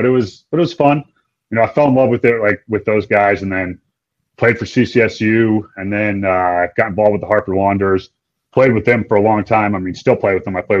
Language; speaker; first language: English; native; English